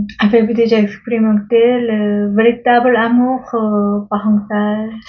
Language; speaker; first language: French; non-native, learner; Korean